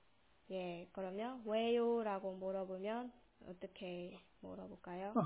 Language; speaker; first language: Korean; non-native, local second language; Burmese